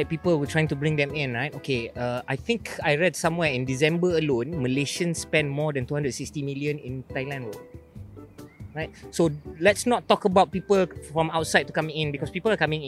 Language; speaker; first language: English; non-native, local second language; Malay